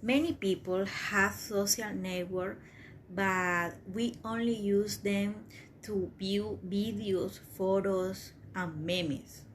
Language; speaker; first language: English; non-native, learner; Spanish